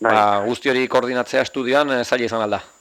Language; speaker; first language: Basque; native; Basque